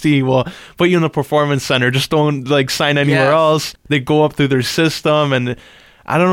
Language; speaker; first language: English; native; English